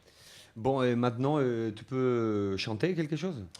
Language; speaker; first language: French; non-native, fluent; Spanish